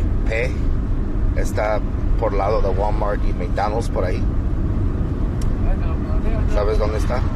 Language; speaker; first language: Spanish; non-native, learner; English